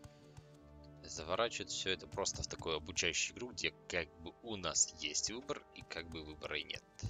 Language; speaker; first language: Russian; native; Russian